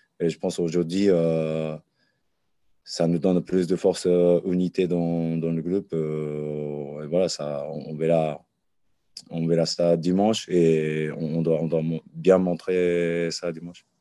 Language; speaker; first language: French; non-native, learner; Japanese